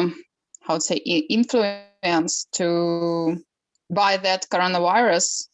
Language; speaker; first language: English; non-native, learner; Ukrainian